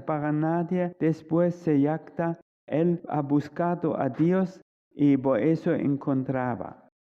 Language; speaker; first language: Spanish; non-native, fluent; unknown